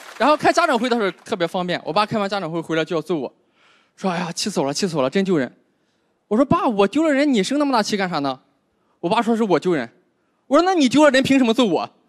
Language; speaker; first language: Chinese; native; Chinese